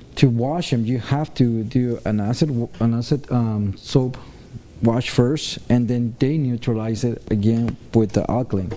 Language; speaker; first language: English; early bilingual, other home language; Spanish